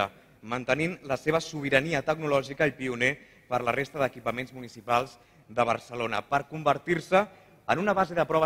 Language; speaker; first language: Catalan; native; Catalan